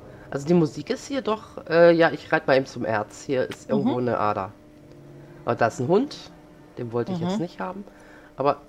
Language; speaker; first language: German; native; German